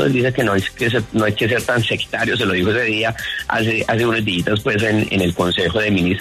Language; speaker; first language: Spanish; native; Spanish